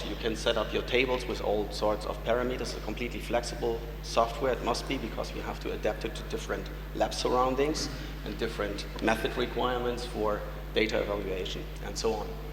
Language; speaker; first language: English; non-native, fluent; German